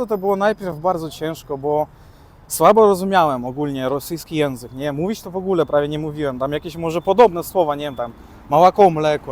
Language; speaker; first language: Polish; early bilingual, other home language; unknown